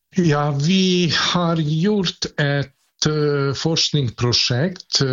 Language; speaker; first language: Swedish; non-native, fluent; Hungarian